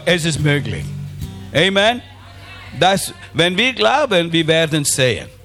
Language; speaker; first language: German; non-native, learner; English